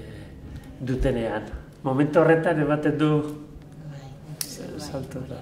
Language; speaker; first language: Basque; non-native, local second language; Spanish